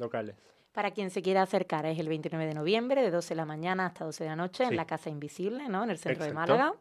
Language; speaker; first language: Spanish; native; Spanish